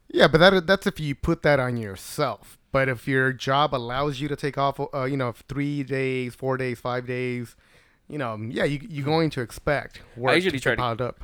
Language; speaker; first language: English; early bilingual, other home language; Spanish